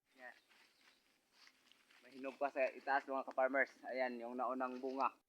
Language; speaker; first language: Filipino; non-native, local second language; Cebuano